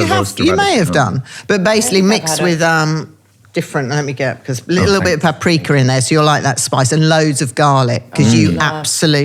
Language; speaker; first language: English; native; English